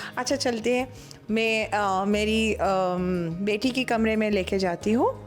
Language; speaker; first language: Hindi; non-native, local second language; Bangla